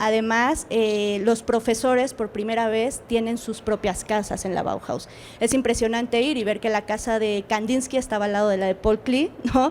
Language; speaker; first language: Spanish; native; Spanish